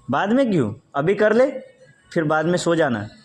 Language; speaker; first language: Hindi; non-native, local second language; Gujarati